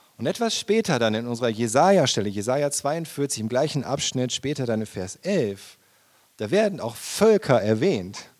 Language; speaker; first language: German; native; German